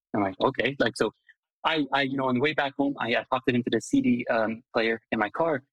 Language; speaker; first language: English; non-native, fluent; Hungarian